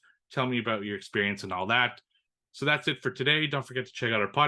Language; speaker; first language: English; native; English